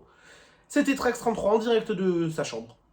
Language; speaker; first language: French; native; French